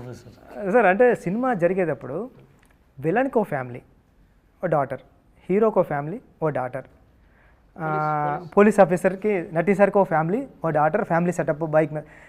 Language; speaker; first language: Telugu; native; Telugu